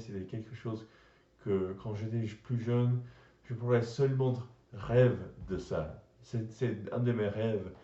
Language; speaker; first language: French; non-native, learner; English